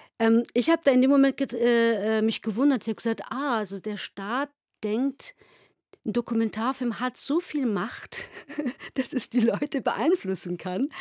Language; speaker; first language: German; early bilingual, other home language; Turkish